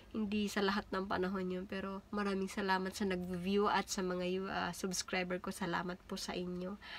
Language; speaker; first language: Filipino; native; Filipino